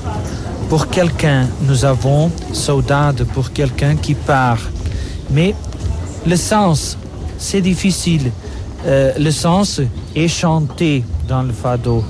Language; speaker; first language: French; non-native, fluent; Portuguese